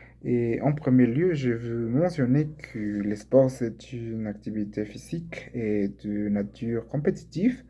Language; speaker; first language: French; non-native, learner; Spanish